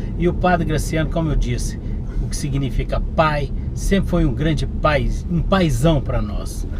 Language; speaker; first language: Portuguese; native; Portuguese